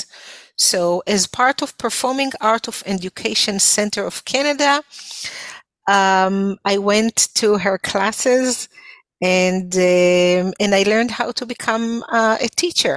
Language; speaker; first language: English; non-native, fluent; Hebrew